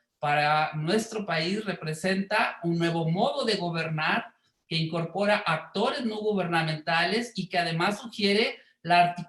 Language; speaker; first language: Spanish; native; Spanish